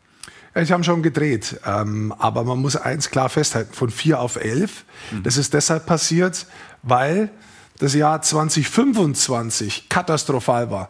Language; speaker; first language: German; native; German